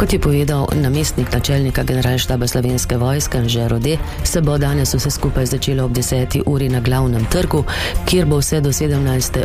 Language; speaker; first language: Slovenian; native; Slovenian